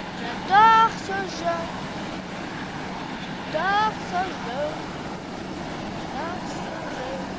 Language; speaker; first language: French; native; French